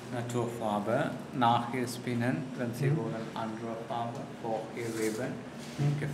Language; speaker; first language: German; non-native, learner; Sinhala